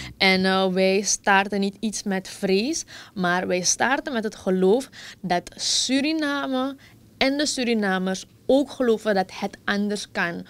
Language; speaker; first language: Dutch; native; Dutch